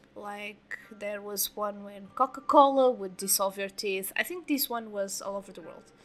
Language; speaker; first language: English; non-native, fluent; Portuguese